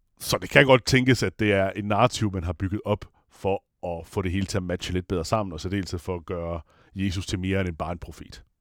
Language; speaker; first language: Danish; non-native, fluent; Italian